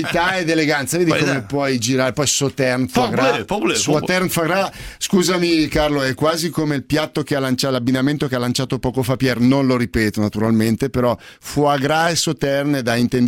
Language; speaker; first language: Italian; native; Italian